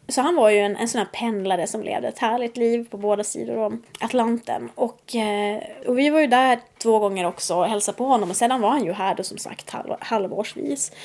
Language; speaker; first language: Swedish; native; Swedish